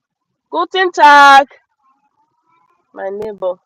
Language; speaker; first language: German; non-native, learner; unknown